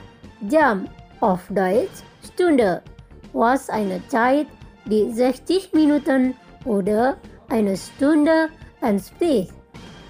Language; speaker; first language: German; non-native, fluent; Indonesian